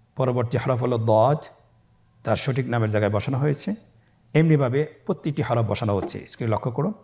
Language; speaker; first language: Bangla; native; Bangla